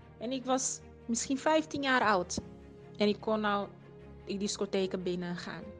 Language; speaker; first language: Dutch; non-native, fluent; Portuguese